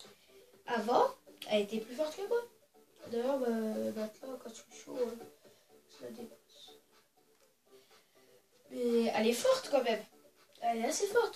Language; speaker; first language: French; native; French